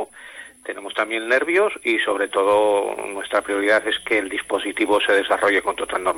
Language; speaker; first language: Spanish; native; Spanish